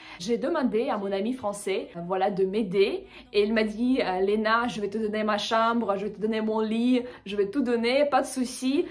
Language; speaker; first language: French; non-native, fluent; Russian